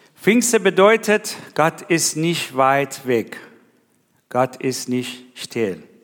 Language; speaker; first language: German; non-native, learner; Persian